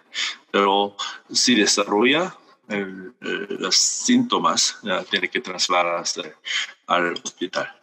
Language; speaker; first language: Spanish; non-native, fluent; Korean